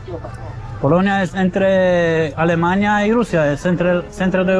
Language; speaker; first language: Spanish; non-native, learner; Polish